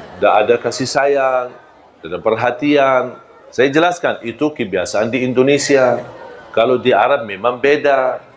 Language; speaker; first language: Malay; non-native, fluent; Arabic